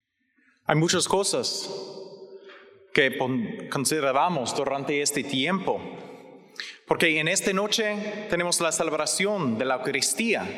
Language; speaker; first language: Spanish; non-native, learner; English